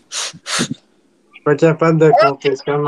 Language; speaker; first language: French; native; French